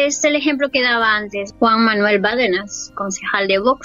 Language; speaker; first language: Spanish; native; Spanish